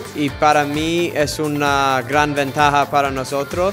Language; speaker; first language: Spanish; non-native, fluent; English